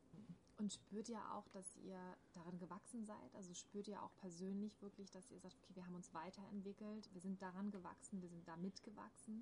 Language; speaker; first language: German; native; German